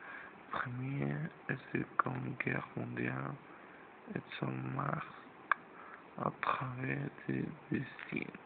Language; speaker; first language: French; non-native, learner; Spanish